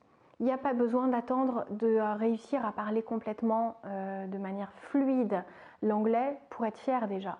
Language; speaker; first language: French; native; French